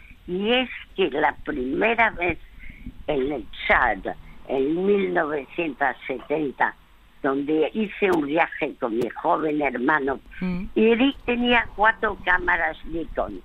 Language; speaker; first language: Spanish; early bilingual, other home language; French